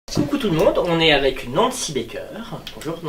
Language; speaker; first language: French; native; French